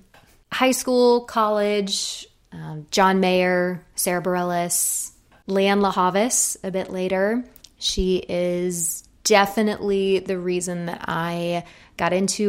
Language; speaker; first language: English; native; English